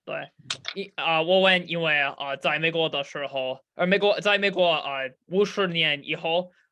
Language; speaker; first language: Chinese; non-native, learner; English